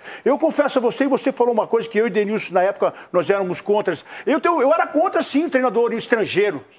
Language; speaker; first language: Portuguese; native; Portuguese